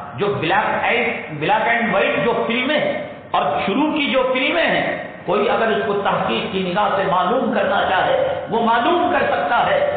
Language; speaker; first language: Urdu; native; Urdu